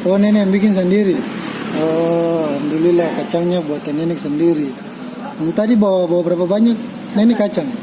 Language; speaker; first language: Malay; native; Malay